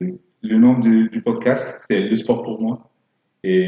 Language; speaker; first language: French; non-native, fluent; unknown